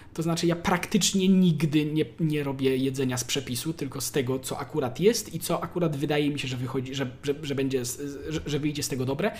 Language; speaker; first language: Polish; native; Polish